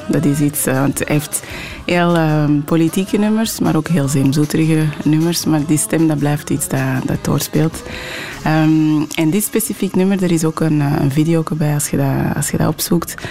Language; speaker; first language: Dutch; early bilingual, other home language; French